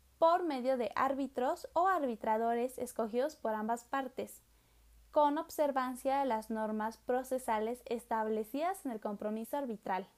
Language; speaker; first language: Spanish; native; Spanish